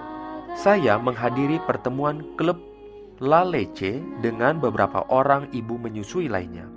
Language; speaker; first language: Indonesian; native; Indonesian